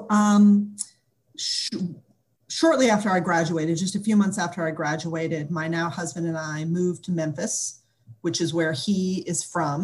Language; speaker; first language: English; native; English